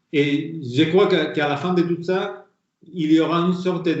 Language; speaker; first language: French; non-native, fluent; Spanish